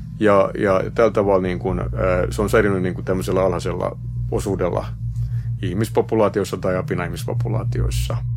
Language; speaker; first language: Finnish; native; Finnish